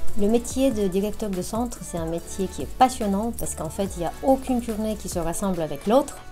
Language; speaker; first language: French; non-native, fluent; Romanian